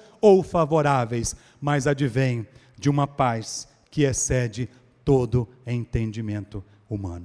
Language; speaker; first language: Portuguese; native; Portuguese